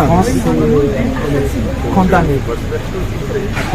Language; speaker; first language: French; non-native, fluent; Portuguese